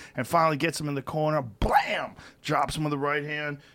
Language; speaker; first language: English; native; English